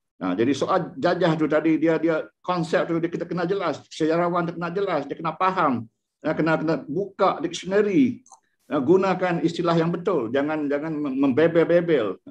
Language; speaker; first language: Malay; non-native, local second language; Iban